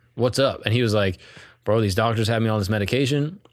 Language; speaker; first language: English; native; English